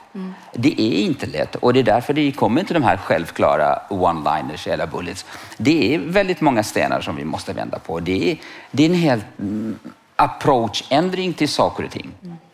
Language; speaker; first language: Swedish; non-native, fluent; Kurdish